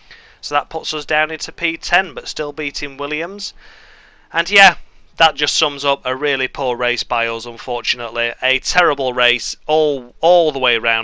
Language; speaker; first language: English; native; English